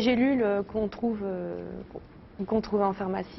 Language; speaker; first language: French; native; French